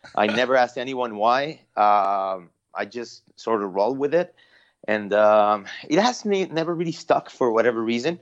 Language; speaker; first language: English; non-native, fluent; Spanish